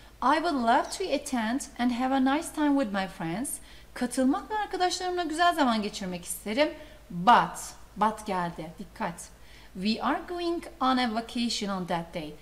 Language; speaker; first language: English; non-native, fluent; Turkish